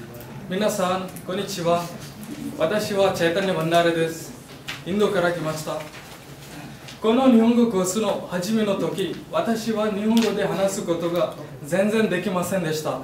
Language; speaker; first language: Japanese; non-native, learner; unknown